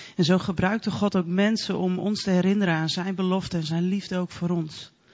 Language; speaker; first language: Dutch; native; Dutch